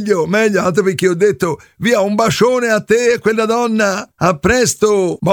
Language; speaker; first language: Italian; native; Italian